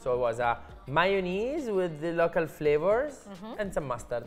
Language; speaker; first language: English; non-native, fluent; Italian